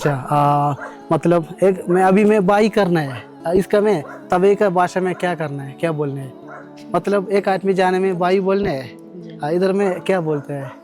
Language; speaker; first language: Hindi; non-native, local second language; Malayalam